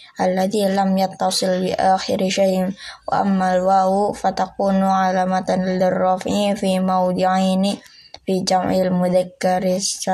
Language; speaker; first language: Arabic; non-native, learner; Indonesian